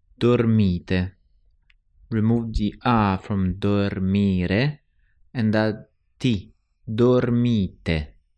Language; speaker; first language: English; non-native, fluent; Italian